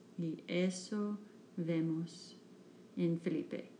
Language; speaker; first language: Spanish; non-native, learner; English